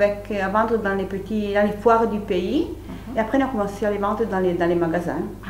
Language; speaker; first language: French; non-native, local second language; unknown